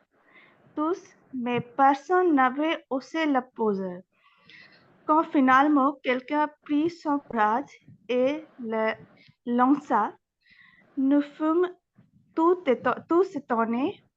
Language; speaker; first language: French; non-native, learner; Bangla